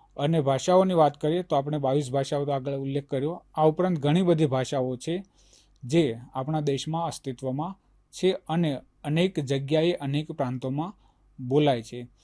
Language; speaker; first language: Gujarati; native; Gujarati